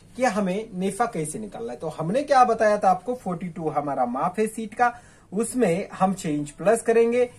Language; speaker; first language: Hindi; non-native, local second language; Marathi